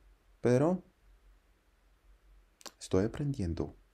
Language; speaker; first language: Spanish; non-native, learner; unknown